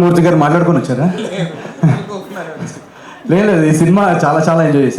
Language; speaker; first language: Telugu; native; Telugu